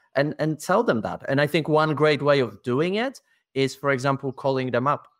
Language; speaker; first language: English; non-native, fluent; Polish